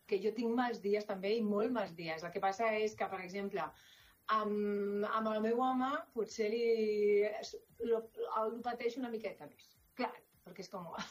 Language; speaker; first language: Catalan; non-native, local second language; Spanish